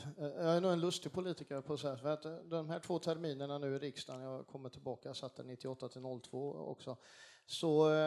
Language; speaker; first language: Swedish; native; Swedish